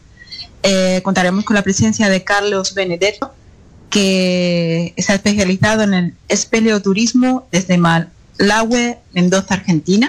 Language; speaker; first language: Spanish; native; Spanish